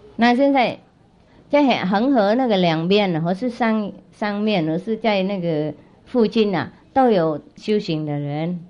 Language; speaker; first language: Chinese; non-native, fluent; Vietnamese